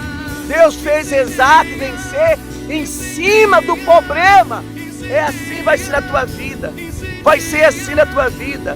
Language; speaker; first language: Portuguese; native; Portuguese